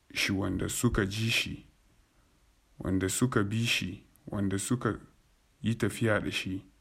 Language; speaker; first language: Hausa; non-native, local second language; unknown